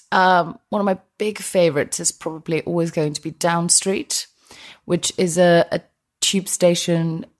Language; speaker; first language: English; non-native, fluent; Icelandic